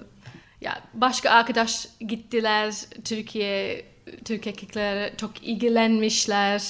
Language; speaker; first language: Turkish; non-native, learner; English